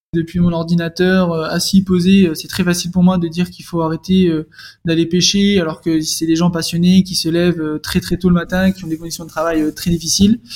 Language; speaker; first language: French; native; French